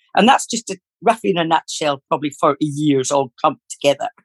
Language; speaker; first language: English; native; English